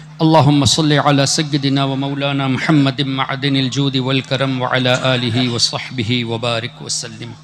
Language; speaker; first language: Urdu; non-native, fluent; Memoni